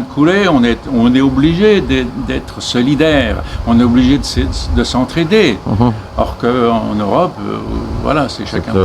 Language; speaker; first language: French; native; French